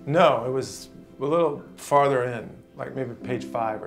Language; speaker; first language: English; native; English